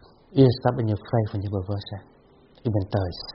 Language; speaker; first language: Dutch; non-native, fluent; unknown